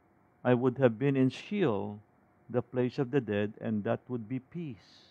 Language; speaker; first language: English; non-native, local second language; Filipino